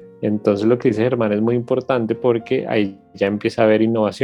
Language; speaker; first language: Spanish; native; Spanish